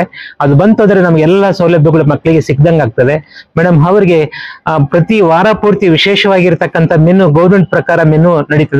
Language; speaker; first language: Kannada; native; Kannada